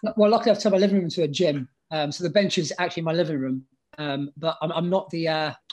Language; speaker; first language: English; native; English